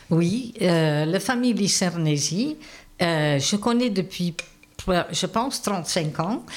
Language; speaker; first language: French; non-native, fluent; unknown